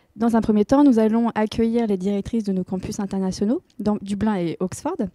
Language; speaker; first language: French; native; French